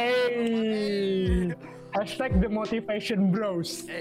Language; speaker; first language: English; non-native, fluent; Indonesian